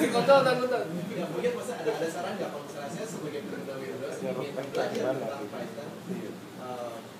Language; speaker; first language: Indonesian; native; Indonesian